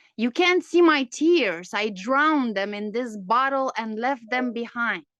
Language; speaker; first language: English; non-native, fluent; Romanian